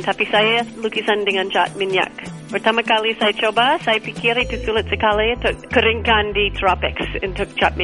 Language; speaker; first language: Indonesian; non-native, learner; English